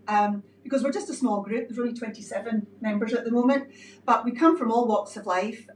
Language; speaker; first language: English; native; English